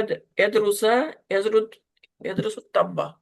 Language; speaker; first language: Arabic; non-native, learner; Urdu